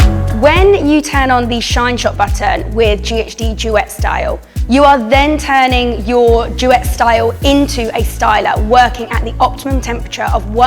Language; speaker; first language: English; native; English